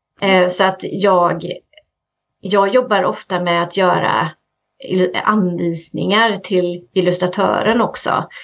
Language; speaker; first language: Swedish; native; Swedish